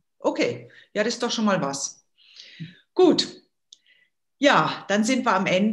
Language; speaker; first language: German; native; German